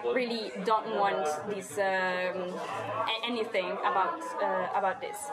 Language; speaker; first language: English; non-native, fluent; Italian